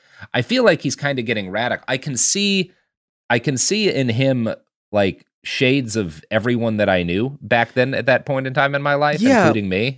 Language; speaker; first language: English; native; English